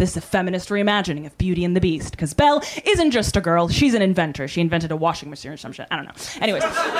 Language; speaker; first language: English; non-native, fluent; Russian